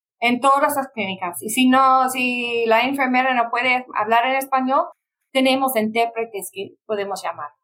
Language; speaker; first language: Spanish; non-native, fluent; English